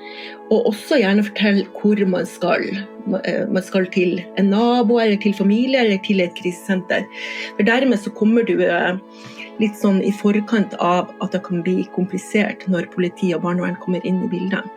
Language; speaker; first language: Norwegian; native; Norwegian